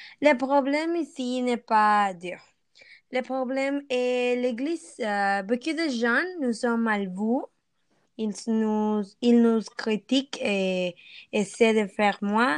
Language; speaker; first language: French; non-native, learner; Spanish